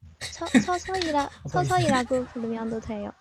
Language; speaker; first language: Korean; non-native, learner; Chinese